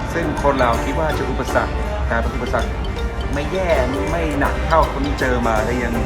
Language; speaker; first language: Thai; non-native, fluent; English